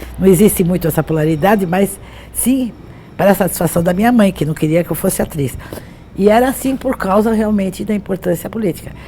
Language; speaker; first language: Portuguese; native; Portuguese